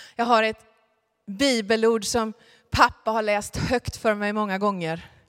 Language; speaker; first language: Swedish; native; Swedish